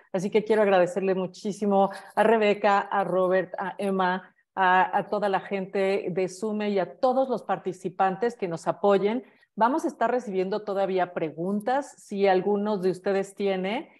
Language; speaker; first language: Spanish; native; Spanish